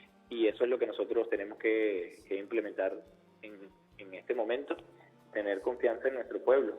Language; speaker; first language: Spanish; native; Spanish